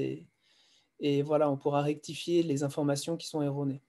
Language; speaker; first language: French; native; French